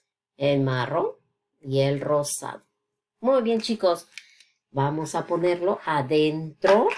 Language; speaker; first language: Spanish; non-native, fluent; English